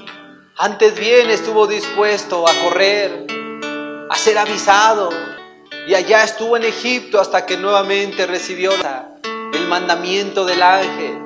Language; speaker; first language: Spanish; native; Spanish